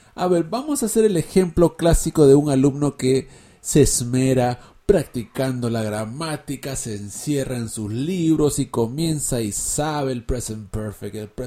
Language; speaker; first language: Spanish; early bilingual, heritage; Spanish